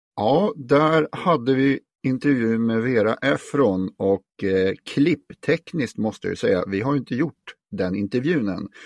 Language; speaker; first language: Swedish; native; Swedish